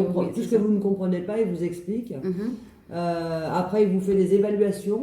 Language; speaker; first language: French; native; French